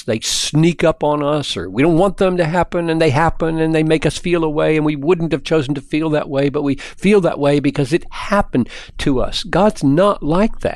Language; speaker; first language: English; native; English